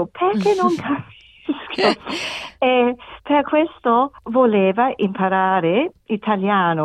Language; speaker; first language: Italian; non-native, learner; German